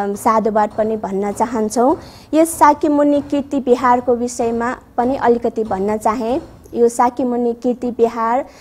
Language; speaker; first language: Nepali; non-native, local second language; Newari